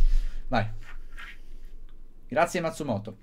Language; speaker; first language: Italian; native; Italian